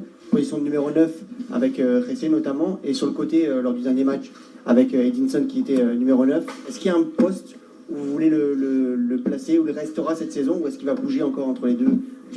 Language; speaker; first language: French; native; French